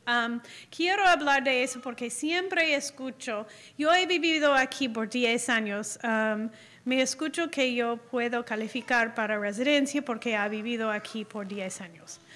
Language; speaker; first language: Spanish; non-native, fluent; English